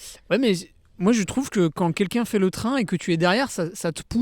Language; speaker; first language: French; native; French